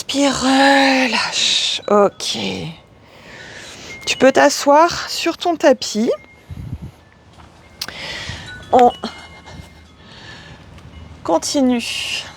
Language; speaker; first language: French; native; French